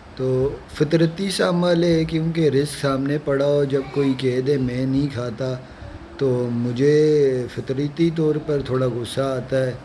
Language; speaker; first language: Urdu; non-native, local second language; Punjabi